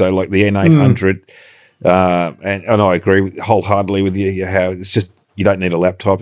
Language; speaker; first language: English; native; English